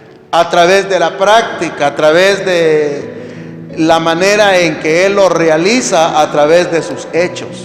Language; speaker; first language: Spanish; native; Spanish